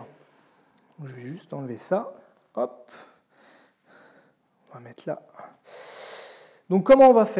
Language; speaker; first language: French; native; French